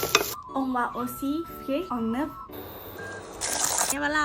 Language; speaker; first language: French; non-native, learner; Thai